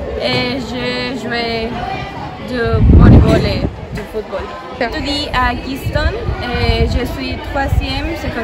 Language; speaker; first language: French; non-native, learner; Spanish